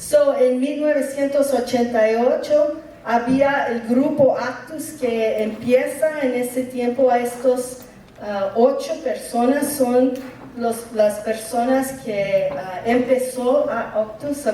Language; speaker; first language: Spanish; early bilingual, heritage; English